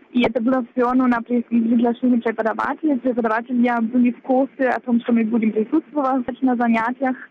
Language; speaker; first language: Russian; non-native, fluent; German